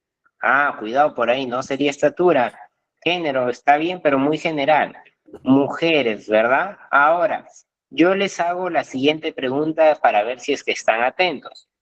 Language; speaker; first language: Spanish; native; Spanish